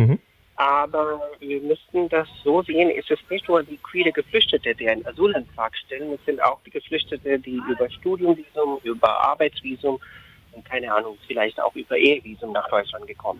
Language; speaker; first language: German; non-native, fluent; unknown